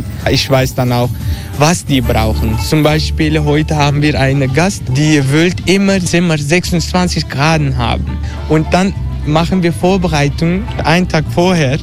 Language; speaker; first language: German; non-native, learner; Turkish